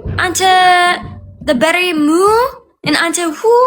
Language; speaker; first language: English; non-native, learner; Amharic